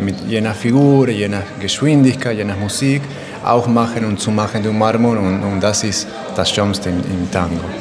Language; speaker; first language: German; non-native, learner; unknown